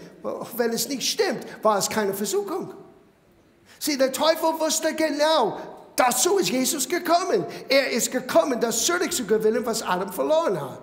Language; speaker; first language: German; non-native, fluent; English